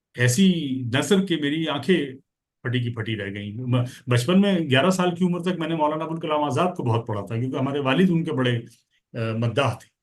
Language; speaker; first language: Urdu; native; Urdu